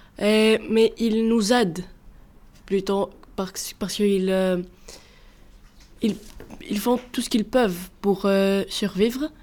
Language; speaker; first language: French; non-native, learner; Greek